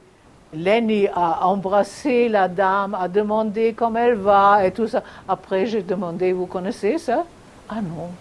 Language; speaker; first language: French; non-native, fluent; German